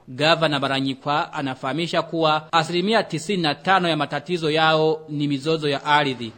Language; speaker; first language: Swahili; non-native, local second language; Rundi